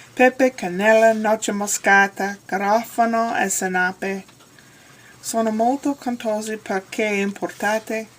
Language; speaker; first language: Italian; non-native, learner; English